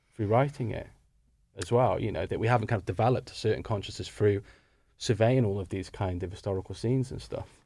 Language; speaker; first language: English; native; English